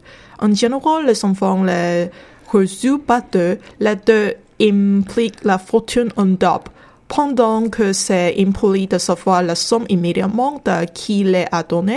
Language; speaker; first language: French; non-native, learner; Chinese